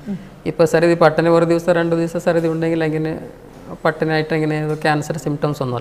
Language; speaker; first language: Malayalam; non-native, fluent; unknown